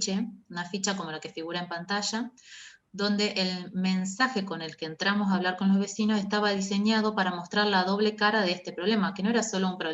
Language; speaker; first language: Spanish; native; Spanish